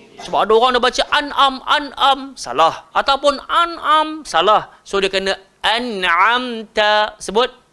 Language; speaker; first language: Malay; native; Malay